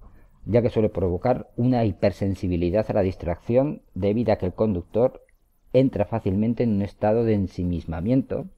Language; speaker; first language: Spanish; native; Spanish